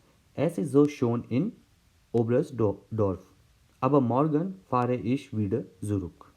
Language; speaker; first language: German; non-native, learner; Hindi